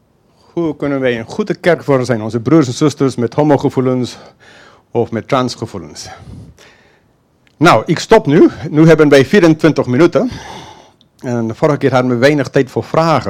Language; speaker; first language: Dutch; non-native, fluent; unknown